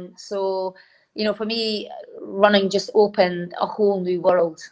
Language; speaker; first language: English; native; English